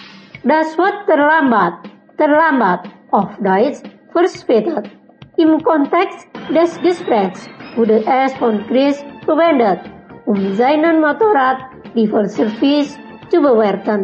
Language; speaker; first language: German; non-native, learner; Indonesian